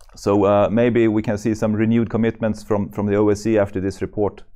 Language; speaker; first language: English; non-native, fluent; Swedish